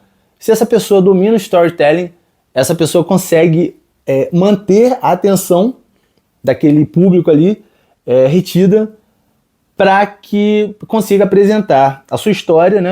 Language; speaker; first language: Portuguese; native; Portuguese